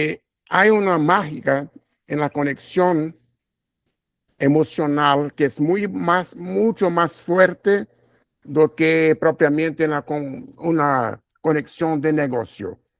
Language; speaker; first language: Spanish; non-native, learner; Portuguese